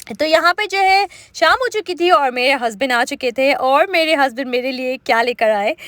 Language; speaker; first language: Urdu; native; Urdu